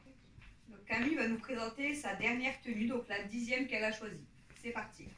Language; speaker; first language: French; native; French